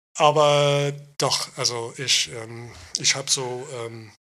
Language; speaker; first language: German; non-native, fluent; English